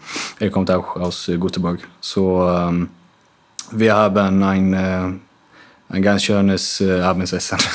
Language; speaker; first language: German; non-native, fluent; Swedish